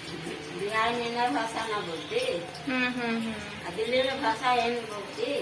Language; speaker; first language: Hindi; non-native, local second language; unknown